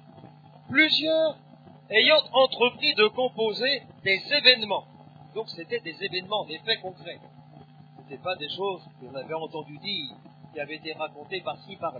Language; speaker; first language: French; native; French